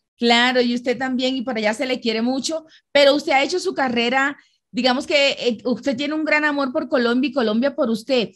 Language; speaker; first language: Spanish; native; Spanish